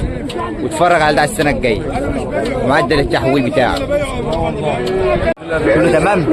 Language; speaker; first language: Arabic; native; Arabic